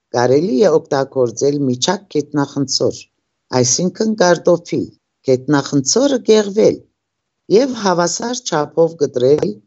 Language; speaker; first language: Armenian; early bilingual, heritage; Armenian